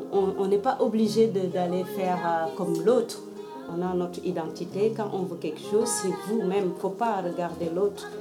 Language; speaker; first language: French; non-native, local second language; Wolof